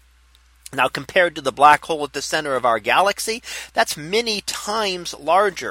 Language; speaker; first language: English; native; English